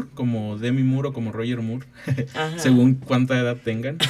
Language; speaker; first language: Spanish; native; Spanish